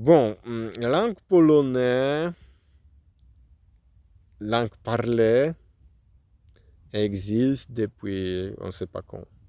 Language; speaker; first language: French; non-native, learner; Polish